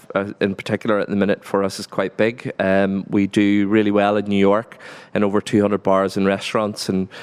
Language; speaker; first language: English; native; English